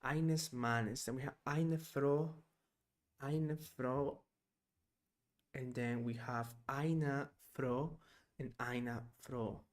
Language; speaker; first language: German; non-native, learner; Spanish